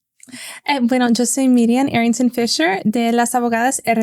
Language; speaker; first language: Spanish; non-native, fluent; English